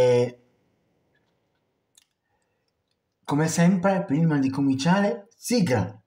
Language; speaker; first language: Italian; non-native, fluent; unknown